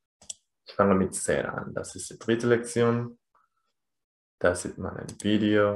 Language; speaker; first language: German; non-native, fluent; Spanish